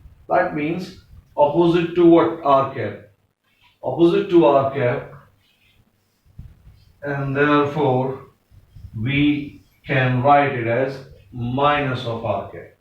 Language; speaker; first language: English; non-native, local second language; Hindi